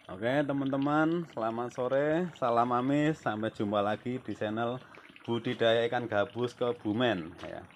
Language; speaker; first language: Indonesian; non-native, local second language; Javanese